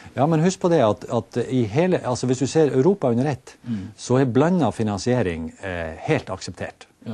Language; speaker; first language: Norwegian; native; Norwegian